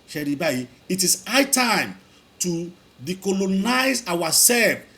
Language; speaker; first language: English; non-native, local second language; Yoruba